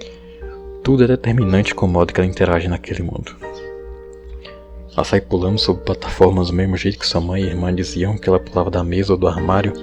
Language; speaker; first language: Portuguese; native; Portuguese